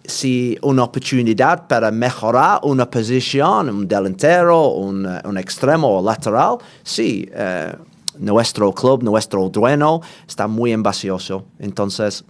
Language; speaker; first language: Spanish; non-native, learner; English